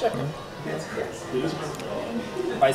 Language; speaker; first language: English; non-native, learner; Japanese